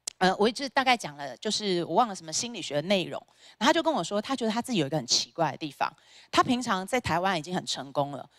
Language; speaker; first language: Chinese; native; Chinese